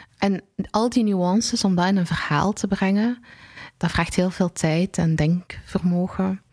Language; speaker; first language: Dutch; early bilingual, other home language; Arabic